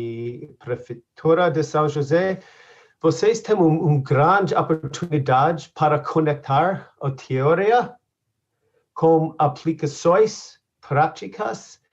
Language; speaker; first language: Portuguese; non-native, learner; English